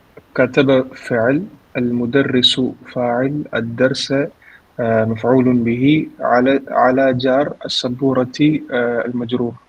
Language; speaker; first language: Arabic; non-native, learner; Tamil